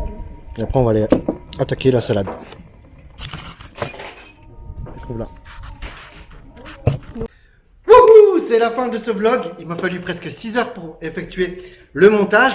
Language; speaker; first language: French; native; French